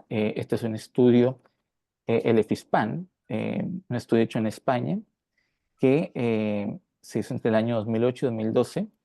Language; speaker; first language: Spanish; native; Spanish